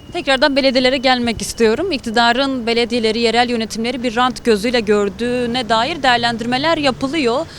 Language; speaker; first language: Turkish; native; Turkish